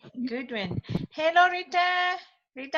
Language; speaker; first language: English; non-native, fluent; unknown